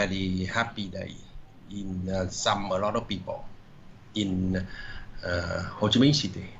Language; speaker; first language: English; non-native, learner; Vietnamese